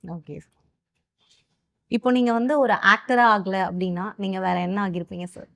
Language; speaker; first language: Tamil; native; Tamil